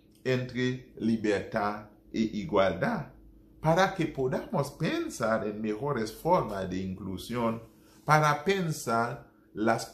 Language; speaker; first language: Spanish; non-native, fluent; Haitian Creole